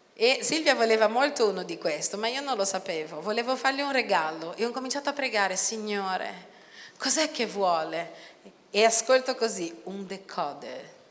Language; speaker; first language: Italian; non-native, fluent; Portuguese